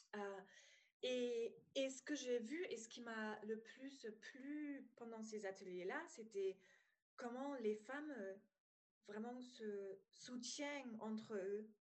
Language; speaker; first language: French; non-native, fluent; German